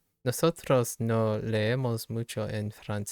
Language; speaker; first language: Spanish; non-native, learner; English